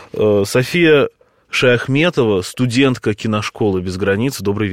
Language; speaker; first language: Russian; native; Russian